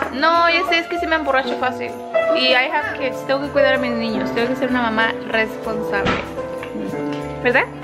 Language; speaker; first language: Spanish; early bilingual, heritage; Spanish